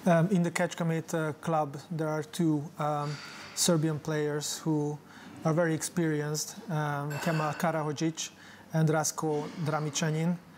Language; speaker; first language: English; non-native, fluent; Hungarian